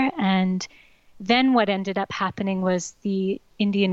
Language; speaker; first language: English; native; English